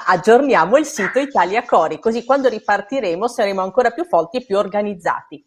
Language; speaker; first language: Italian; native; Italian